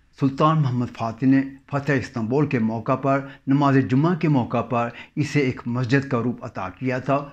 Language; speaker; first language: Urdu; native; Urdu